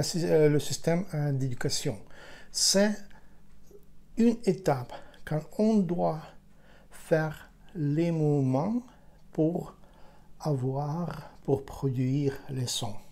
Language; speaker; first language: French; non-native, fluent; Ukrainian